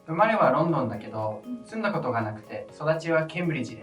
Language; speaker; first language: Japanese; non-native, fluent; English